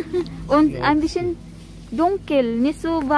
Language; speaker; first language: German; non-native, learner; Filipino